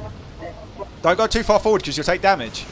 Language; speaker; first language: English; native; English